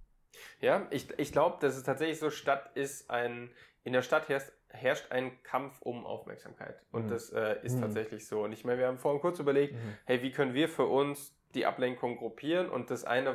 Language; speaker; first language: German; native; German